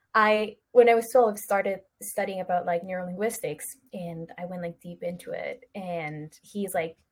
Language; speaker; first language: English; early bilingual, other home language; Spanish